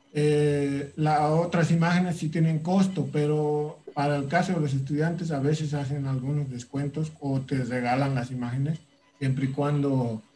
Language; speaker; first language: Spanish; native; Spanish